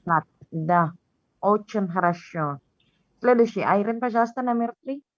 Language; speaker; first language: Russian; non-native, fluent; Indonesian